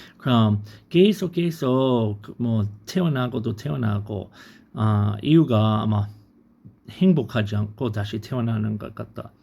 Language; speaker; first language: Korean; non-native, learner; English